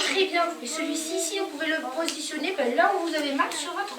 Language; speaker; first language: French; native; French